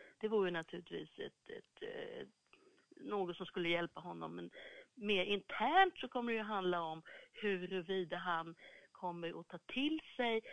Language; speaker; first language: Swedish; native; Swedish